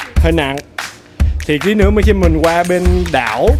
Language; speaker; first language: Vietnamese; native; Vietnamese